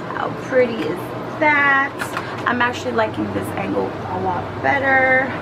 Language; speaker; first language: English; native; English